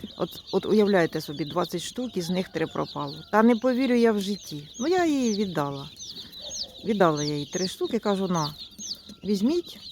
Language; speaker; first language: Ukrainian; native; Ukrainian